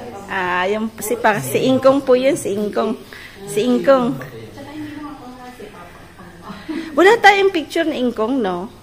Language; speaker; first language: Filipino; native; Filipino